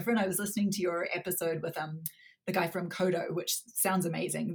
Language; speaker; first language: English; native; English